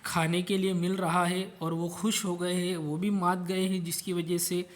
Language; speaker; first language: Urdu; non-native, local second language; Marathi